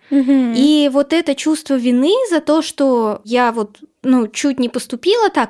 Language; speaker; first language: Russian; native; Russian